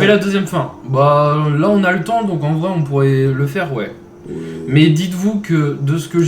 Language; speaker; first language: French; native; French